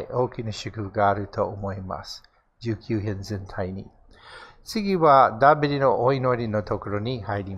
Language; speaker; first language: Japanese; non-native, fluent; English